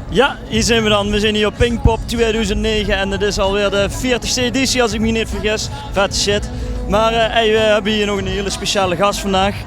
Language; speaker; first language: Dutch; native; Dutch